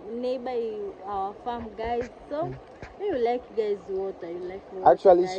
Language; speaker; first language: English; non-native, learner; Swahili